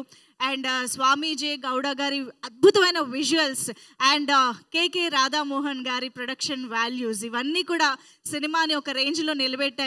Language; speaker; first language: Telugu; native; Telugu